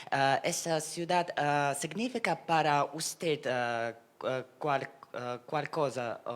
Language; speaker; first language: Spanish; non-native, learner; Lithuanian